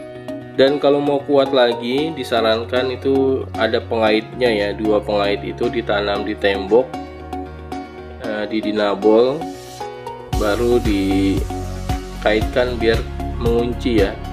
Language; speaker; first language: Indonesian; native; Indonesian